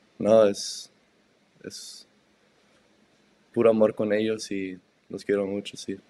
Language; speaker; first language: Spanish; early bilingual, heritage; Spanish